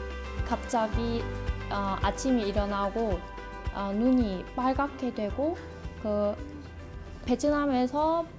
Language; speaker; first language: Korean; non-native, fluent; Vietnamese